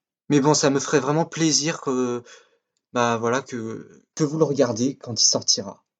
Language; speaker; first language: French; native; French